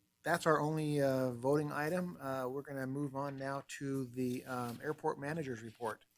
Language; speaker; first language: English; native; English